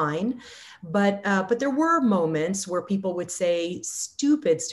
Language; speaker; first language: English; non-native, fluent; Arabic